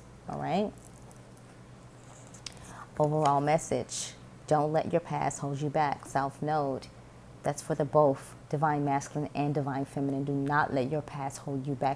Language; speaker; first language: English; native; English